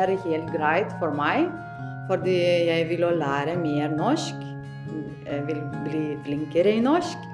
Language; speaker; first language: Norwegian; non-native, learner; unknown